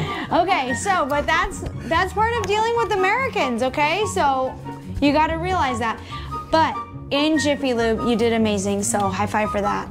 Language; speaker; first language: English; early bilingual, other home language; Chinese